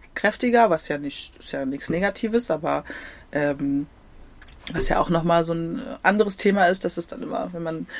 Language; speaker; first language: German; native; German